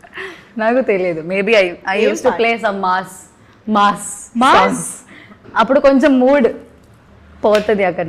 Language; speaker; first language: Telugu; non-native, learner; Malayalam